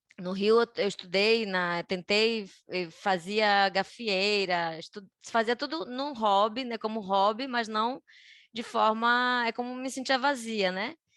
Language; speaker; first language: Portuguese; native; Portuguese